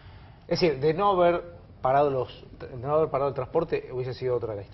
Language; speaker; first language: Spanish; native; Spanish